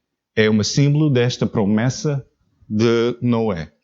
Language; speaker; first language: Portuguese; non-native, learner; English